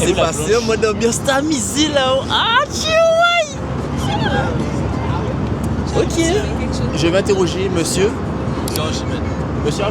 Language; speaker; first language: French; native; French